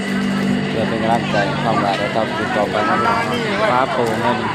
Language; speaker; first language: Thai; non-native, local second language; Northeastern Thai